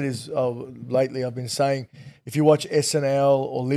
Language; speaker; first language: English; native; English